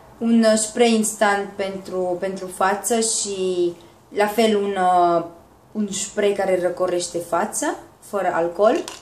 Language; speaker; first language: Romanian; early bilingual, heritage; Romanian